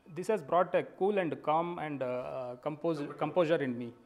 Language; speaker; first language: English; non-native, local second language; Kannada